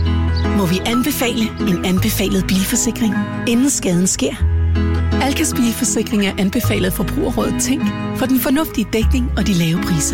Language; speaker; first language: Danish; native; Danish